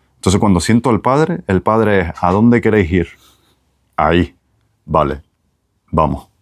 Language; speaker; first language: Spanish; native; Spanish